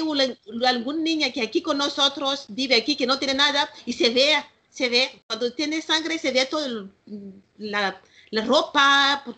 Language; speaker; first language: Spanish; non-native, learner; Malagasy